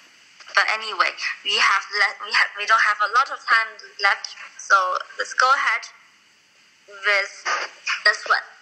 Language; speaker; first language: English; non-native, fluent; Chinese